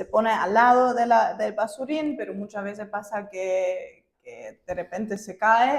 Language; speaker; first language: Spanish; non-native, fluent; German